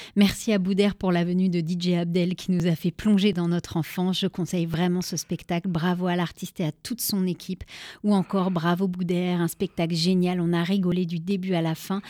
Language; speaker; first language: French; native; French